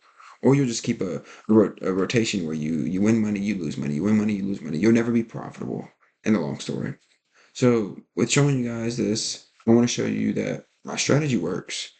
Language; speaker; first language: English; native; English